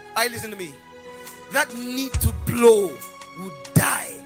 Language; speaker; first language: English; non-native, local second language; Yoruba